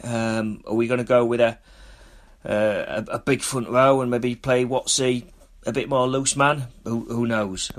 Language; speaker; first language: English; native; English